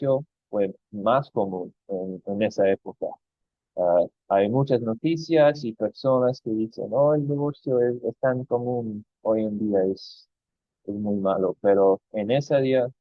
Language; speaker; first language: Spanish; non-native, fluent; English